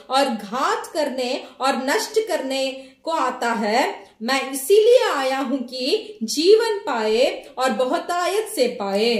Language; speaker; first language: Hindi; non-native, local second language; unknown